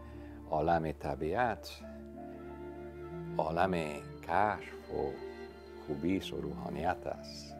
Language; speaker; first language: Persian; non-native, fluent; English